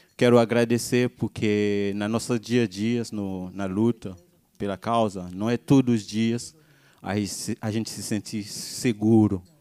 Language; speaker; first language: Portuguese; non-native, fluent; Haitian Creole